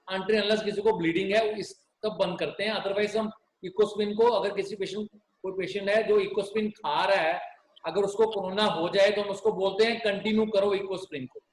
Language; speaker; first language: Hindi; non-native, local second language; Punjabi